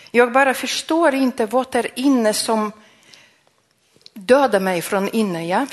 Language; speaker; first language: Swedish; non-native, fluent; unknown